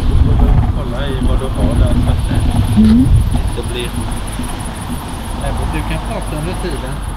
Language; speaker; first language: Swedish; native; Swedish